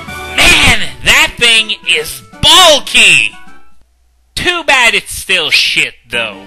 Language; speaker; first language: English; native; English